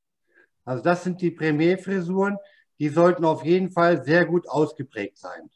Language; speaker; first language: German; native; German